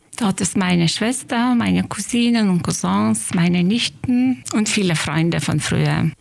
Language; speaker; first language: German; non-native, fluent; Lithuanian